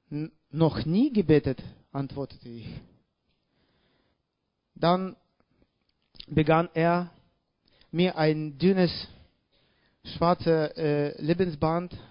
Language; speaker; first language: German; non-native, learner; Russian